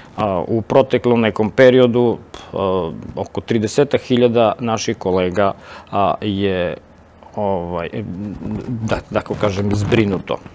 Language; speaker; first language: Serbian; native; Serbian